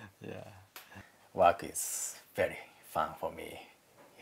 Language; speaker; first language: English; non-native, learner; Japanese